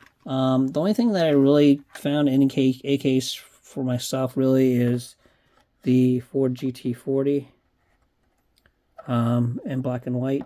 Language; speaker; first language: English; native; English